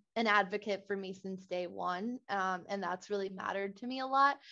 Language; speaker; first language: English; non-native, fluent; Spanish